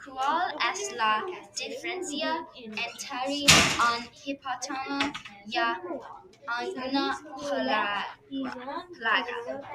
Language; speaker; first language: Spanish; non-native, learner; English